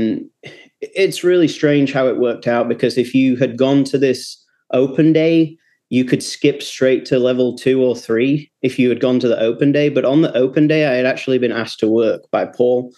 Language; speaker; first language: English; native; English